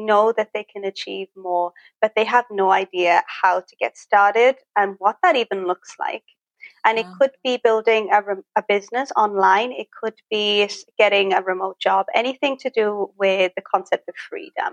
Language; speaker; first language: English; native; English